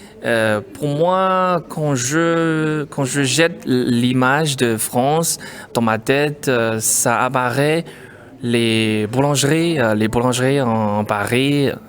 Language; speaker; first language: French; non-native, learner; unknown